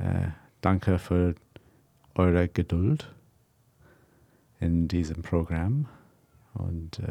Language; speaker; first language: German; non-native, learner; English